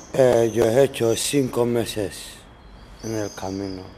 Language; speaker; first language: Spanish; non-native, learner; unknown